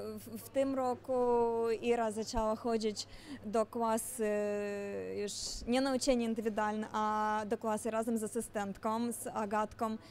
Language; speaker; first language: Polish; non-native, fluent; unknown